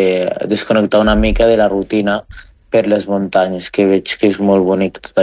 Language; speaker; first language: Catalan; non-native, fluent; Arabic